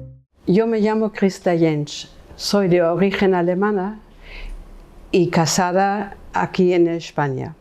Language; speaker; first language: Spanish; non-native, fluent; German